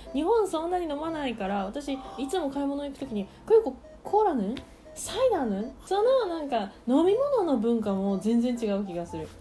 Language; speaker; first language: Japanese; native; Japanese